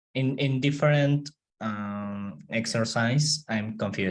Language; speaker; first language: English; non-native, learner; Spanish